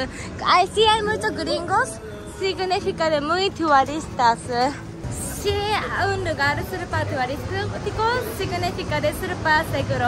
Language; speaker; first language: Spanish; non-native, learner; Japanese